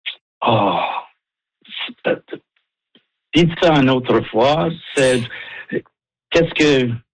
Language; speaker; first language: French; non-native, learner; English